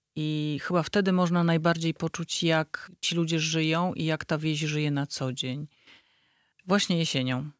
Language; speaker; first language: Polish; native; Polish